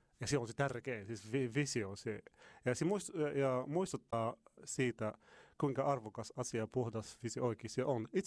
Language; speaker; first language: Finnish; non-native, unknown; Arabic